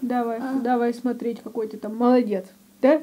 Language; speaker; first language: Russian; native; Russian